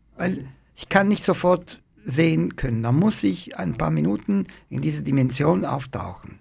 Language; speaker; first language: German; non-native, fluent; Italian